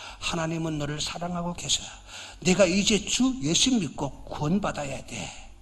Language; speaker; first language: Korean; native; Korean